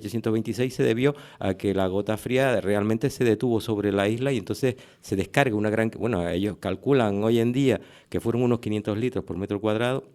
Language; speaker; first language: Spanish; native; Spanish